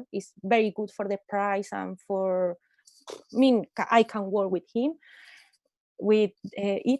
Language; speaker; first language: English; non-native, learner; Spanish